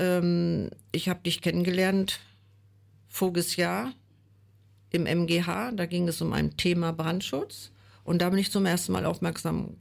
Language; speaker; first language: German; native; German